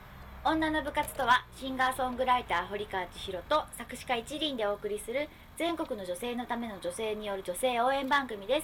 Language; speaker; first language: Japanese; native; Japanese